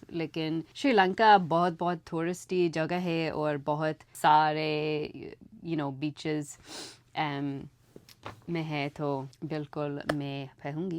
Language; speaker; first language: Hindi; non-native, learner; English